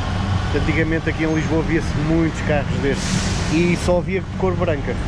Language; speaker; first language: Portuguese; native; Portuguese